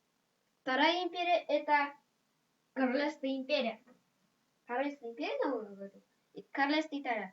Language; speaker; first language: Russian; non-native, local second language; Kazakh